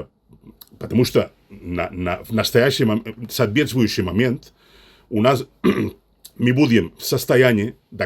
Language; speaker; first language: Russian; non-native, fluent; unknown